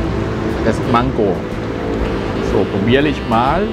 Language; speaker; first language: German; non-native, learner; Thai